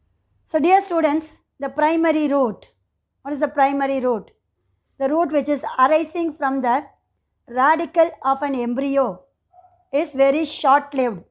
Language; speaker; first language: English; non-native, local second language; Tamil